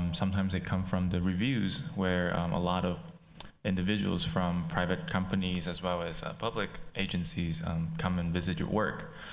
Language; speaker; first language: English; native; English